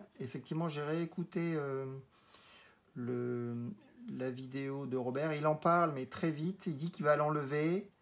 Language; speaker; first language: French; native; French